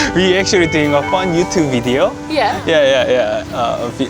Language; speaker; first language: English; non-native, learner; Korean